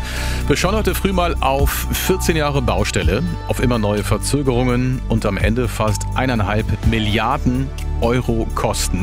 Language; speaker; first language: German; native; German